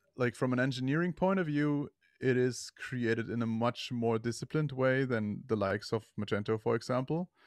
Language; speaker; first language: English; non-native, fluent; German